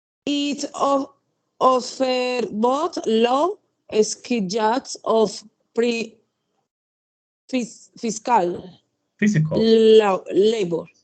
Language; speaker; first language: English; non-native, learner; Spanish